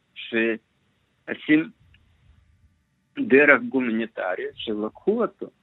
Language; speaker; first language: Hebrew; non-native, learner; Russian